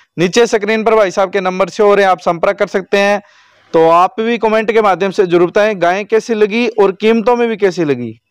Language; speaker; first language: Hindi; native; Hindi